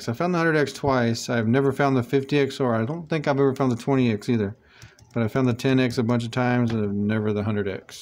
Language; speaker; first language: English; native; English